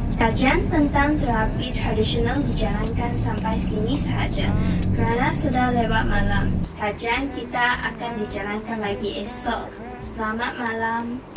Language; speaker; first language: Malay; non-native, local second language; Chinese